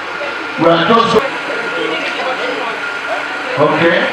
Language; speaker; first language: English; non-native, local second language; Igbo